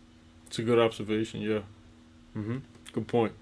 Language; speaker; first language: English; native; English